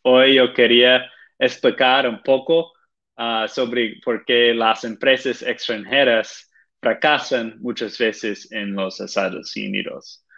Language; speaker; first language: Spanish; non-native, fluent; Portuguese